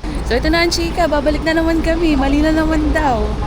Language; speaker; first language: Filipino; native; Filipino